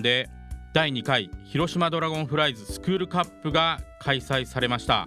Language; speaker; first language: Japanese; native; Japanese